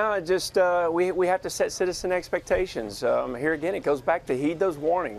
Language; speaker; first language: English; native; English